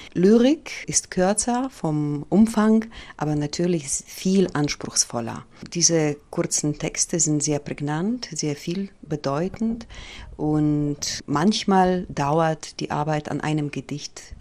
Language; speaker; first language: German; non-native, fluent; Polish